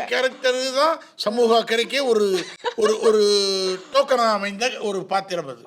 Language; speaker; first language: Tamil; native; Tamil